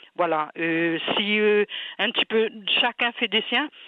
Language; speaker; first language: French; non-native, local second language; Réunion Creole French